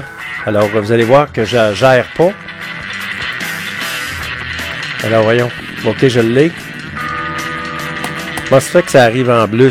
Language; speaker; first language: French; native; French